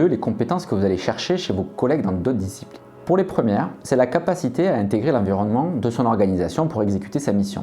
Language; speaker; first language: French; native; French